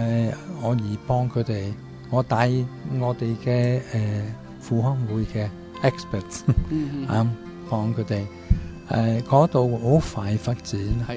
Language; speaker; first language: Cantonese; non-native, fluent; Italian